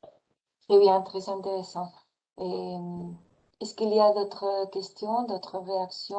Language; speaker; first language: French; non-native, fluent; Spanish